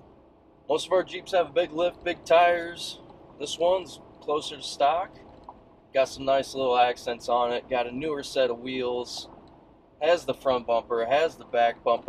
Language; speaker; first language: English; native; English